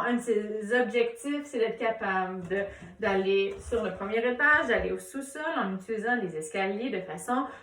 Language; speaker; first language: French; native; French